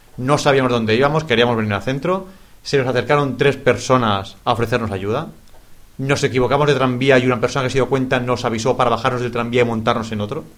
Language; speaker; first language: Spanish; native; Spanish